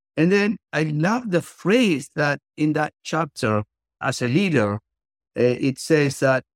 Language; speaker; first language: English; non-native, fluent; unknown